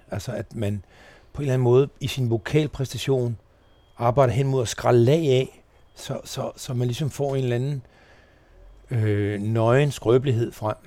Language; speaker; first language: Danish; native; Danish